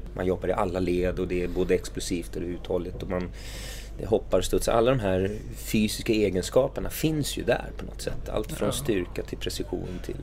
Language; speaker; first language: Swedish; early bilingual, other home language; English